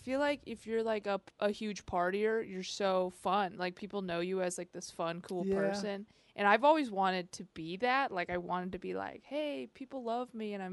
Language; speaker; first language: English; early bilingual, other home language; Chinese